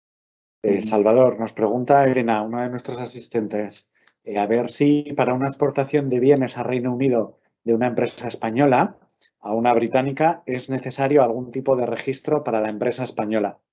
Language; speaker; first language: Spanish; native; Spanish